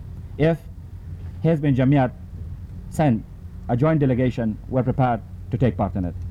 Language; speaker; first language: English; non-native, fluent; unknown